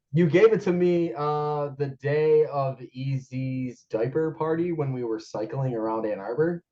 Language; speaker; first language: English; native; English